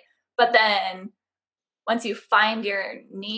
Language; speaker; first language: English; native; English